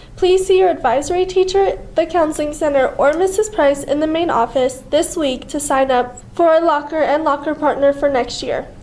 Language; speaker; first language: English; native; English